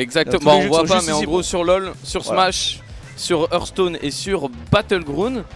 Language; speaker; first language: French; native; French